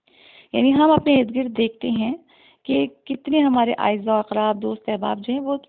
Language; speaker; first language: Urdu; native; Urdu